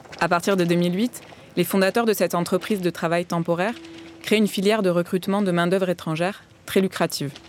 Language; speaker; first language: French; native; French